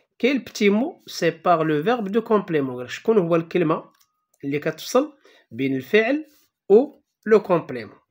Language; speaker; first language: French; non-native, local second language; Arabic